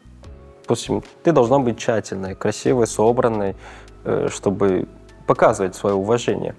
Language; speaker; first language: Russian; non-native, fluent; Korean